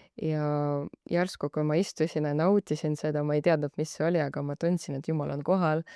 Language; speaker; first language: Estonian; non-native, local second language; Russian